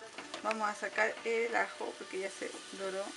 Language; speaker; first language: Spanish; native; Spanish